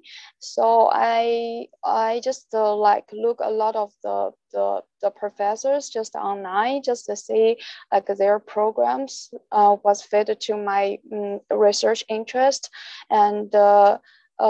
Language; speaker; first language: English; non-native, learner; Chinese